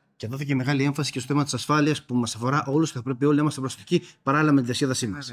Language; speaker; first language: Greek; native; Greek